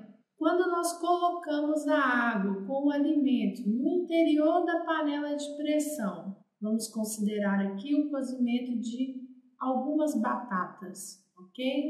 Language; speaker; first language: Portuguese; native; Portuguese